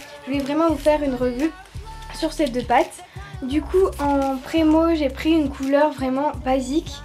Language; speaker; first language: French; native; French